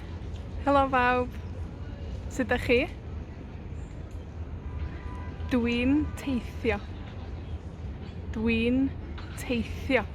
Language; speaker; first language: Welsh; non-native, fluent; Spanish